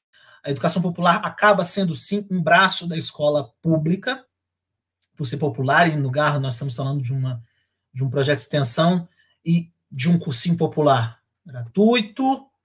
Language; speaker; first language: Portuguese; native; Portuguese